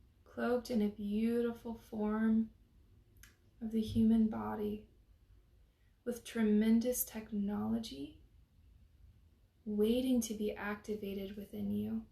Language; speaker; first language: English; native; English